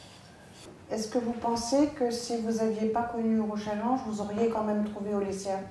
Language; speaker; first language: French; native; French